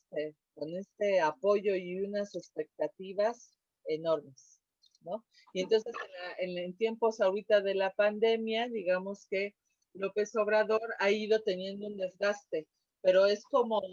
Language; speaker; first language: Spanish; native; Spanish